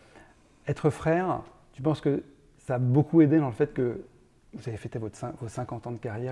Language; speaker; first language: French; native; French